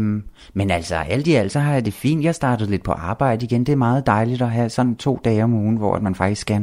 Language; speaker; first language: Danish; native; Danish